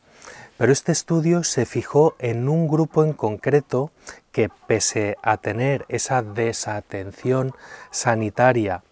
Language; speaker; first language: Spanish; native; Spanish